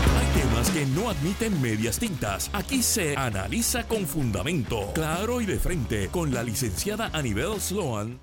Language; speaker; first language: Spanish; native; Spanish